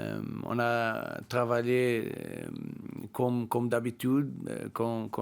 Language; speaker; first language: French; non-native, learner; Portuguese